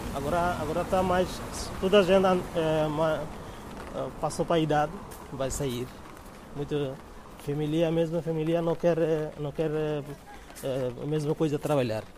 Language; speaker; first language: Portuguese; non-native, learner; Bangla